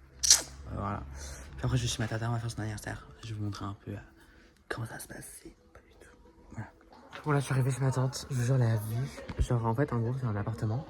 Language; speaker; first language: French; native; French